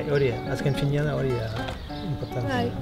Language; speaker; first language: Basque; non-native, learner; Spanish